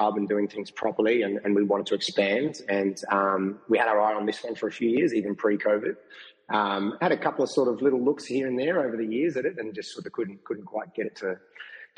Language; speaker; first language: English; native; English